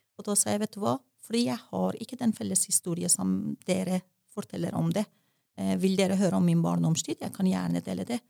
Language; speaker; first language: Norwegian; non-native, fluent; Persian